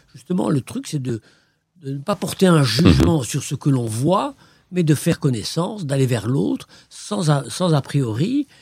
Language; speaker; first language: French; non-native, local second language; Arabic